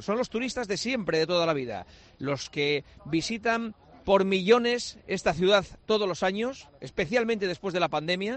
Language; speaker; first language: Spanish; native; Spanish